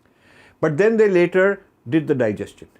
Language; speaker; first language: English; non-native, local second language; Hindi